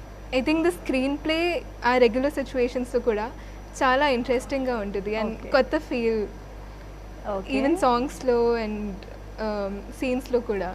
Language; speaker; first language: Telugu; non-native, fluent; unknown